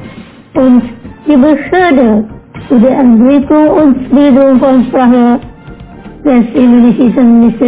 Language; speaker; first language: German; non-native, learner; Indonesian